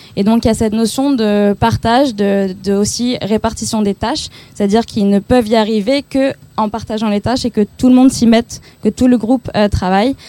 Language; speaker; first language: French; native; French